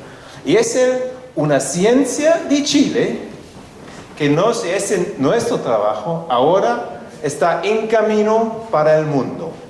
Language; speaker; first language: Spanish; non-native, fluent; German